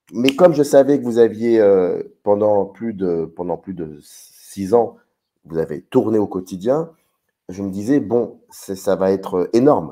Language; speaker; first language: French; native; French